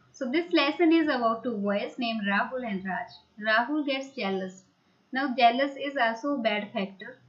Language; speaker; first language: English; non-native, local second language; Hindi